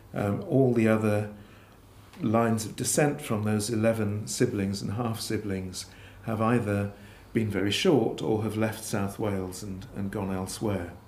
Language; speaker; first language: English; native; English